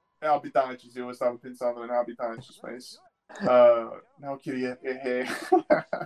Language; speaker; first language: Portuguese; non-native, learner; English